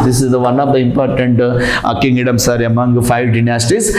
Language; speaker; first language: English; non-native, local second language; Telugu